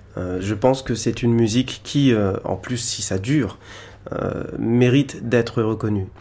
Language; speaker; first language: French; native; French